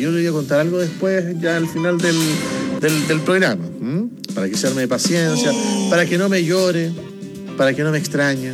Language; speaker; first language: Spanish; native; Spanish